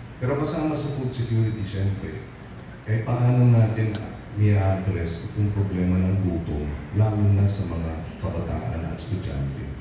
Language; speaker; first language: Filipino; native; Filipino